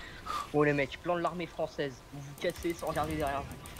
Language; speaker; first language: French; native; French